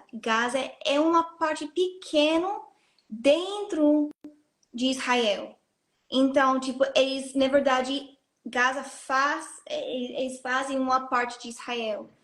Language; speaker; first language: Portuguese; non-native, fluent; Hebrew